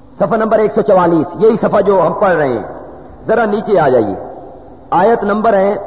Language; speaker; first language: Urdu; non-native, local second language; Punjabi